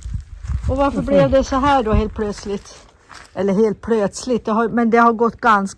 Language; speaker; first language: Swedish; native; Swedish